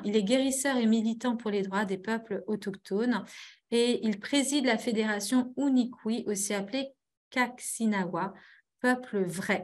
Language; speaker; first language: French; native; French